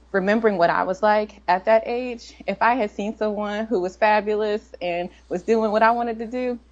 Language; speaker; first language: English; native; English